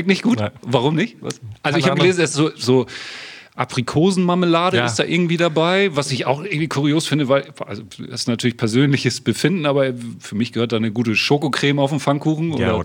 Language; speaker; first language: German; native; German